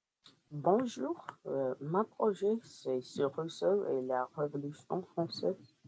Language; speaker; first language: French; non-native, learner; English